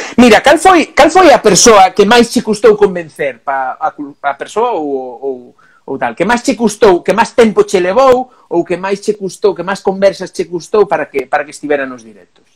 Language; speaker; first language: Galician; non-native, local second language; Spanish